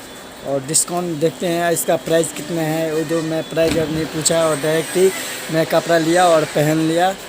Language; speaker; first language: Hindi; non-native, local second language; Maithili